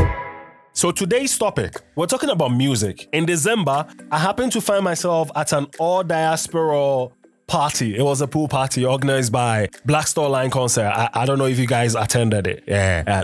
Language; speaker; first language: English; non-native, local second language; Akan